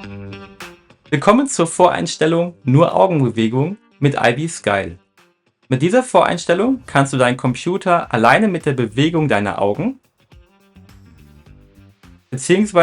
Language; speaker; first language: German; native; German